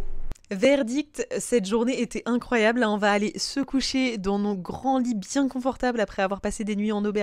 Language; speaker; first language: French; native; French